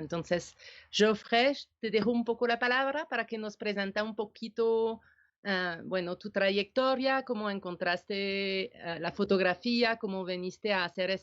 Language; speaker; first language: Spanish; non-native, fluent; French